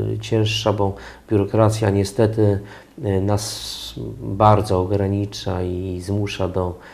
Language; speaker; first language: Polish; native; Polish